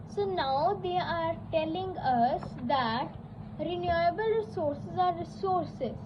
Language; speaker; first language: English; non-native, local second language; Punjabi